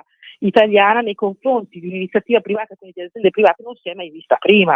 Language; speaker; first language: Italian; native; Italian